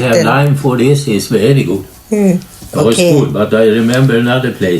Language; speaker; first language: English; non-native, learner; Swedish